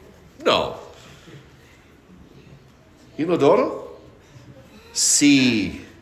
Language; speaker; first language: Spanish; non-native, fluent; English